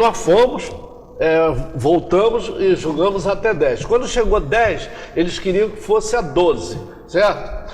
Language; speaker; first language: Portuguese; native; Portuguese